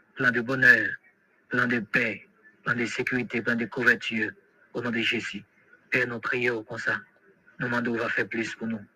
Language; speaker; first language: French; non-native, local second language; Haitian Creole